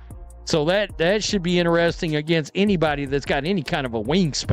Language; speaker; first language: English; native; English